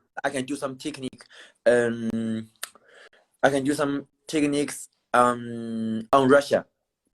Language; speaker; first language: English; non-native, learner; Chinese